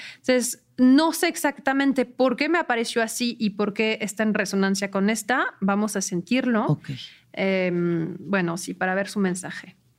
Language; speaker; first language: Spanish; non-native, fluent; French